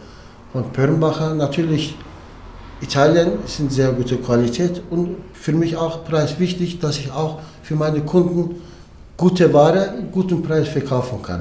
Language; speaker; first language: German; non-native, learner; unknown